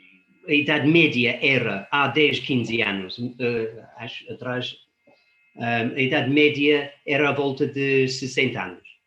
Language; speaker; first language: Portuguese; non-native, fluent; English